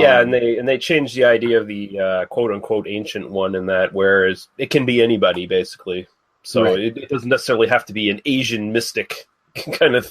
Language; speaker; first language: English; native; English